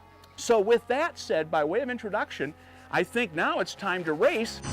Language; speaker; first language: English; native; English